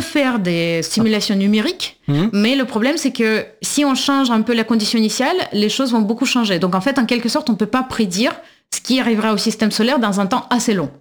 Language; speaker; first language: French; non-native, fluent; Russian